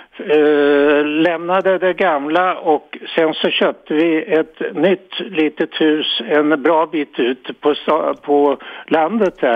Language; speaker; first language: Swedish; native; Swedish